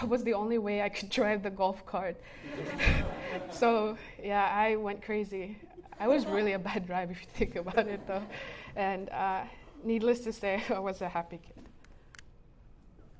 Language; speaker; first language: English; early bilingual, other home language; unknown